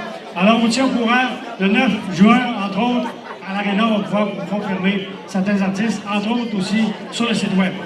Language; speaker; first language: French; native; French